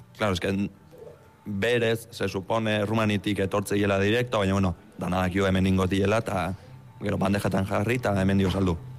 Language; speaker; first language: Basque; early bilingual, other home language; Romanian